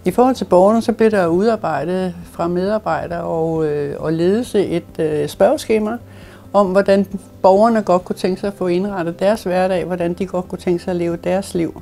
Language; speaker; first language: Danish; native; Danish